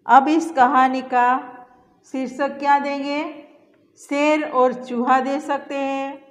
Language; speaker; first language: Hindi; non-native, local second language; Gujarati